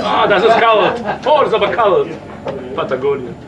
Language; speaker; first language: German; native; German